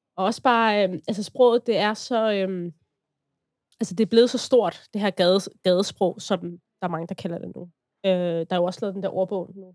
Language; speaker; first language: Danish; native; Danish